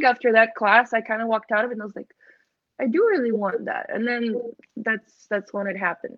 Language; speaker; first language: English; non-native, fluent; Ukrainian